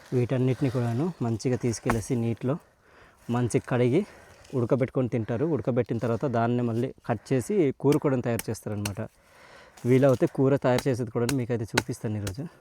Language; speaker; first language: Telugu; non-native, local second language; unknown